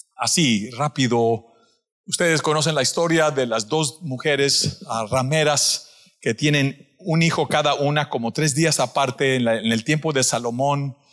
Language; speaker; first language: Spanish; native; Spanish